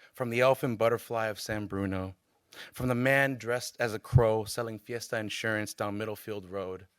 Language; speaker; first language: English; native; English